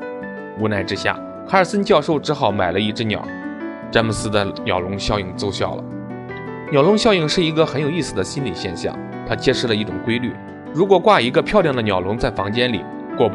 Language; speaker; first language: Chinese; native; Chinese